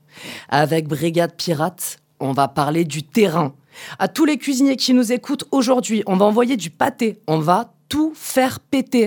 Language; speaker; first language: French; native; French